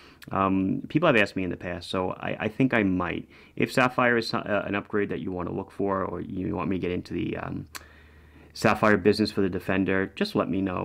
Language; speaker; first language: English; native; English